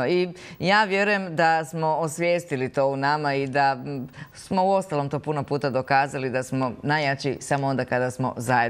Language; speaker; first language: Croatian; native; Croatian